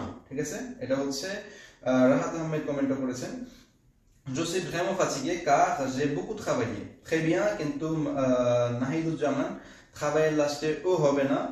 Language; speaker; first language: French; non-native, fluent; Bangla